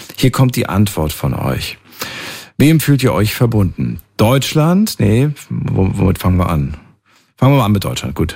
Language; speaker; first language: German; native; German